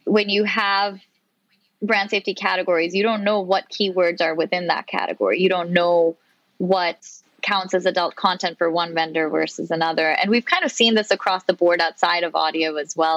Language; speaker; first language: English; non-native, local second language; Urdu